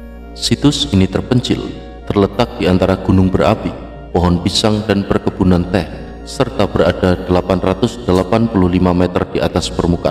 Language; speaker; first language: Indonesian; native; Indonesian